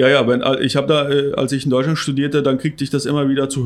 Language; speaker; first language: German; non-native, local second language; Plautdietsch